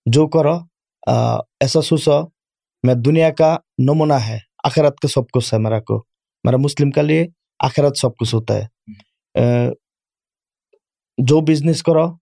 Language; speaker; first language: Urdu; non-native, learner; Bangla